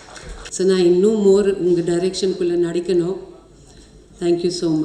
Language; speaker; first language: Tamil; non-native, fluent; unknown